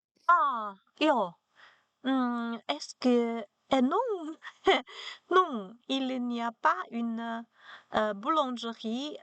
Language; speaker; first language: French; non-native, learner; Chinese